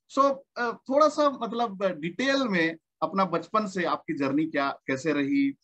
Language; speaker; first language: Hindi; native; Hindi